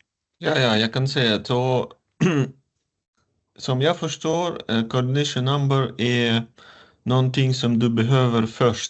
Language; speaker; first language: Swedish; non-native, fluent; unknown